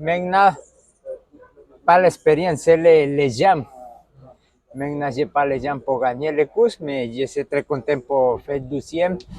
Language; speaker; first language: French; non-native, learner; Spanish